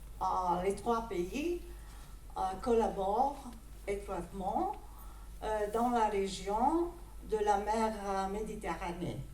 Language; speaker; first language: French; non-native, fluent; Greek